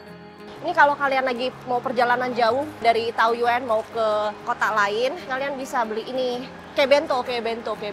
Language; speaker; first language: Indonesian; native; Indonesian